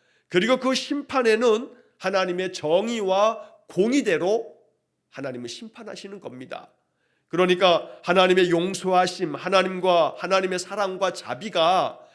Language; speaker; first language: Korean; native; Korean